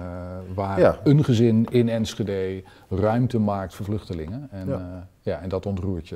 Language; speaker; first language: Dutch; native; Dutch